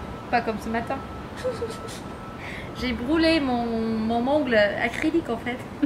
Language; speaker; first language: French; non-native, fluent; English